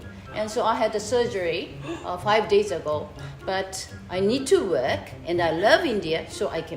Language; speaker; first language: English; non-native, fluent; Japanese